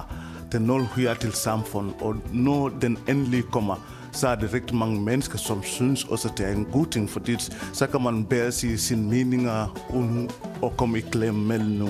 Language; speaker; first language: Danish; non-native, fluent; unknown